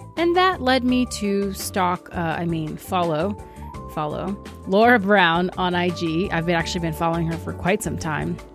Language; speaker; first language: English; early bilingual, other home language; Portuguese